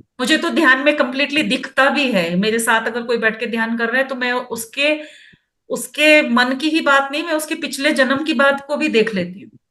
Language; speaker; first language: Hindi; non-native, local second language; Kannada